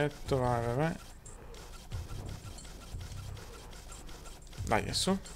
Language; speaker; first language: Italian; native; Italian